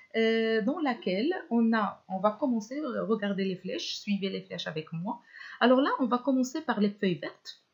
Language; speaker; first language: French; non-native, local second language; Arabic